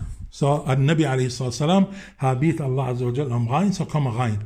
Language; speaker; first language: Danish; non-native, fluent; Arabic